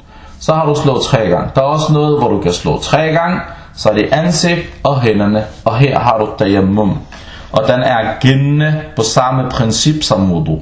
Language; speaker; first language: Danish; non-native, local second language; Arabic